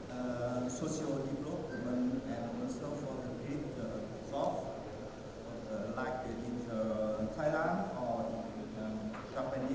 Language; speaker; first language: English; non-native, learner; Vietnamese